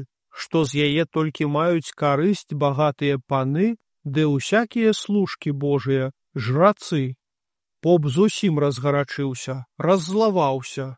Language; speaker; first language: Belarusian; native; Belarusian